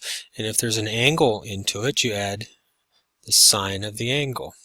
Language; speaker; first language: English; native; English